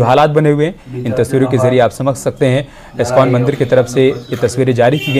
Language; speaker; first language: Hindi; native; Hindi